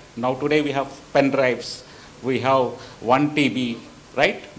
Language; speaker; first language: English; non-native, local second language; Telugu